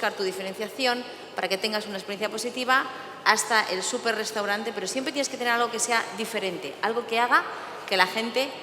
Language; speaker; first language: Spanish; native; Spanish